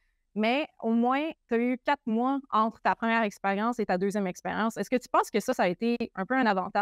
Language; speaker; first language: French; native; French